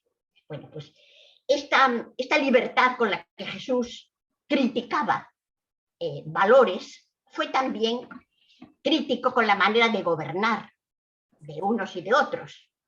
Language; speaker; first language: Spanish; native; Spanish